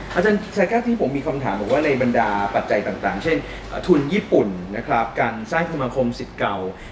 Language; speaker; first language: Thai; native; Thai